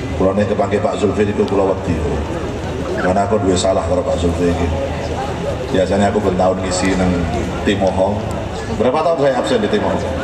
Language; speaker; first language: Indonesian; non-native, local second language; Javanese